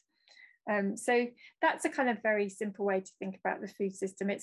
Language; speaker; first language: English; native; English